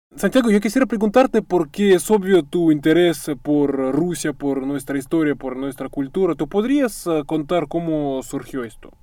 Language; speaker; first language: Spanish; non-native, fluent; Russian